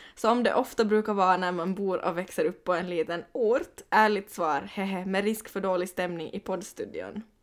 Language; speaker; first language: Swedish; native; Swedish